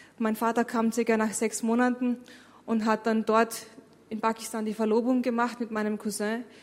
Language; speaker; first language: German; early bilingual, other home language; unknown